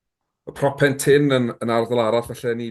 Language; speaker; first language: Welsh; native; Welsh